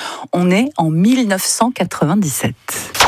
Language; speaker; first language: French; native; French